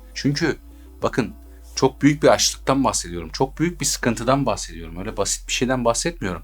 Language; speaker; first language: Turkish; native; Turkish